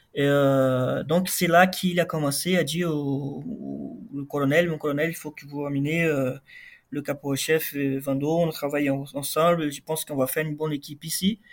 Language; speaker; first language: French; non-native, fluent; Portuguese